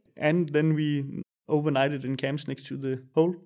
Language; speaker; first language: English; non-native, fluent; Danish